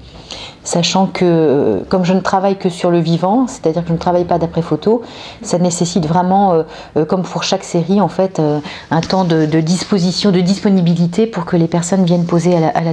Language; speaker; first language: French; native; French